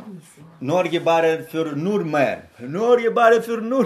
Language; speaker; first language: Norwegian; non-native, learner; German